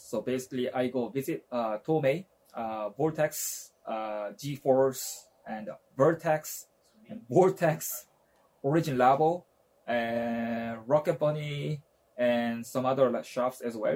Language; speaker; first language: English; non-native, fluent; Japanese